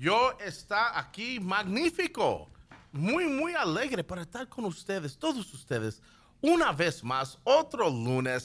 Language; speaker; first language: Spanish; early bilingual, heritage; Spanish